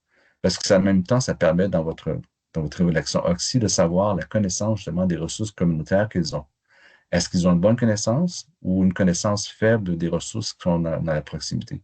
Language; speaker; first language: French; native; French